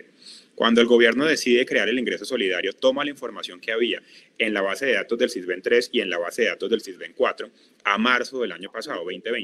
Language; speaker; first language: Spanish; native; Spanish